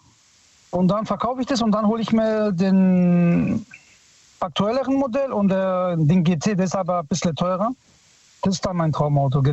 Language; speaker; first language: German; early bilingual, other home language; Italian